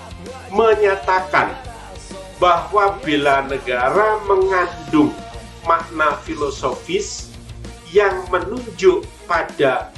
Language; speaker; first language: Indonesian; native; Indonesian